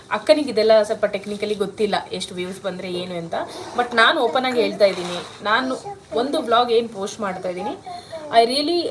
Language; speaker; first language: Kannada; native; Kannada